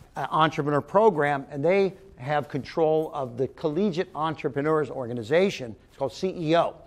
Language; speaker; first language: English; native; English